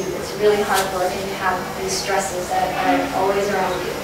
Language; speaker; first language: English; native; English